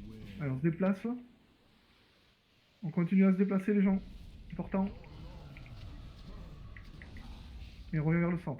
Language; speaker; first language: French; native; French